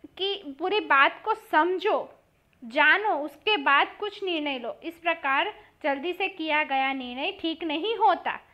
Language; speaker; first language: Hindi; non-native, local second language; Gujarati